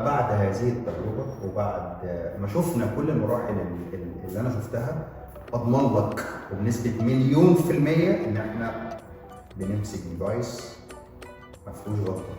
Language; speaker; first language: Arabic; native; Arabic